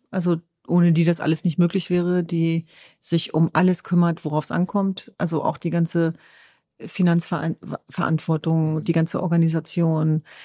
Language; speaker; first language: German; early bilingual, other home language; Kurdish